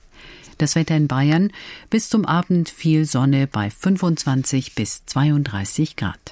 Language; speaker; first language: German; native; German